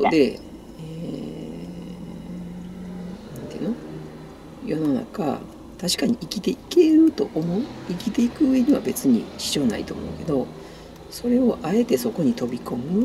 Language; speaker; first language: Japanese; native; Japanese